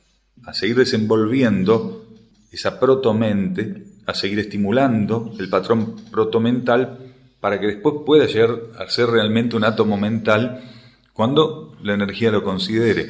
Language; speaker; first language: Spanish; native; Spanish